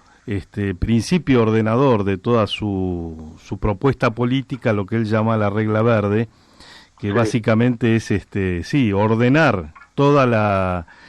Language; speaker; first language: Spanish; native; Spanish